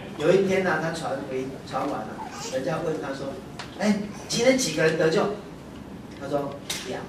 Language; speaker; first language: Chinese; native; Chinese